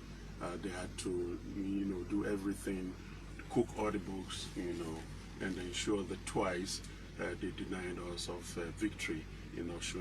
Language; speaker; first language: English; non-native, local second language; Yoruba